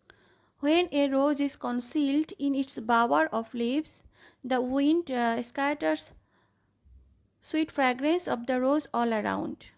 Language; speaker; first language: English; non-native, local second language; Bangla